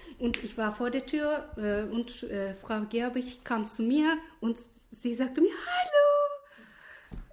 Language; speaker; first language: German; non-native, learner; Turkish